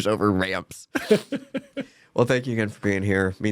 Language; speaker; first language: English; native; English